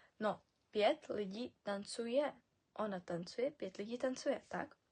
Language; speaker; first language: Czech; non-native, fluent; Ukrainian